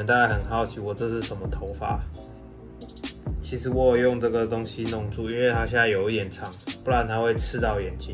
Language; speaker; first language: Chinese; native; Chinese